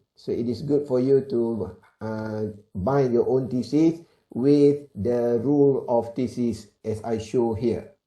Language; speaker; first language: English; non-native, local second language; Malay